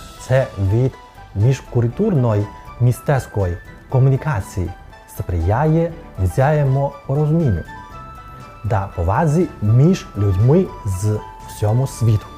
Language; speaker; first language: Ukrainian; non-native, fluent; Chinese